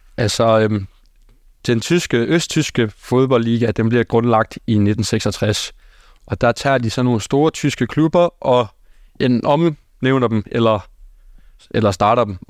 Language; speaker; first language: Danish; early bilingual, other home language; German